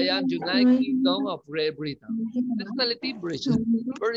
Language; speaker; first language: English; non-native, learner; Spanish